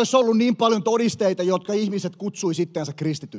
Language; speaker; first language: Finnish; native; Finnish